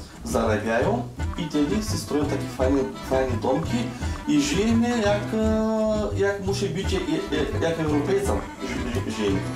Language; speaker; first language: Polish; non-native, learner; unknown